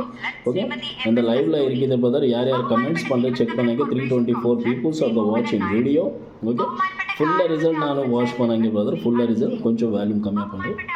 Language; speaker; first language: Tamil; non-native, learner; Kannada